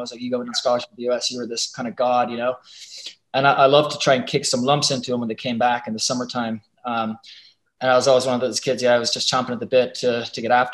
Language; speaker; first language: English; native; English